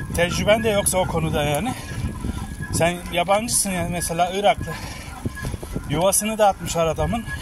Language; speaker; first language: Turkish; early bilingual, heritage; Turkish